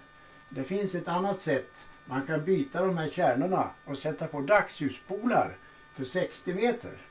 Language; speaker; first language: Swedish; native; Swedish